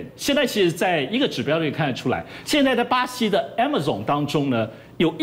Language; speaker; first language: Chinese; native; Chinese